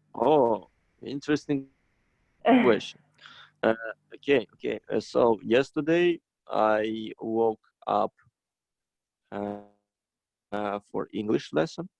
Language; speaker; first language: English; non-native, fluent; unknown